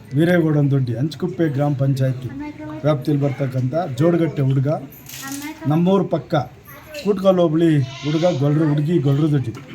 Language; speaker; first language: Kannada; native; Kannada